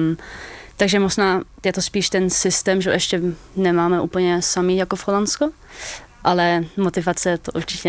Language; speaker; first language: Czech; early bilingual, heritage; Dutch